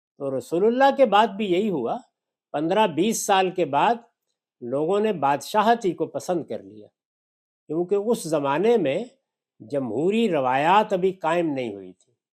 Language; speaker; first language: Urdu; non-native, local second language; Punjabi